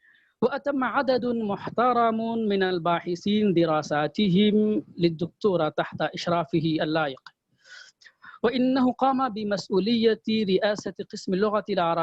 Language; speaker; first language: Arabic; non-native, fluent; Bangla